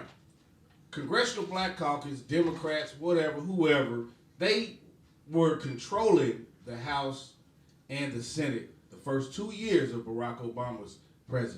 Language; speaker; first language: English; native; English